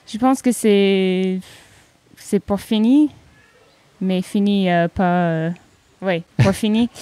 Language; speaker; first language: French; non-native, fluent; English